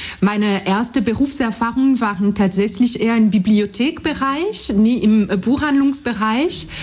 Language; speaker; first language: German; non-native, fluent; French